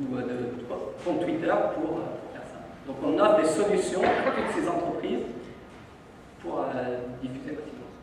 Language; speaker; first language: French; native; French